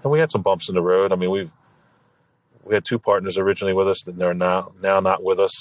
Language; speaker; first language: English; native; English